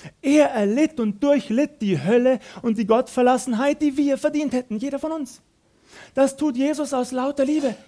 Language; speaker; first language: German; native; German